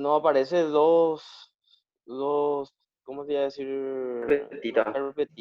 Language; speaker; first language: Spanish; native; Spanish